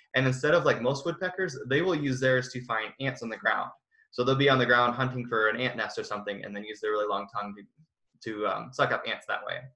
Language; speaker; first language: English; native; English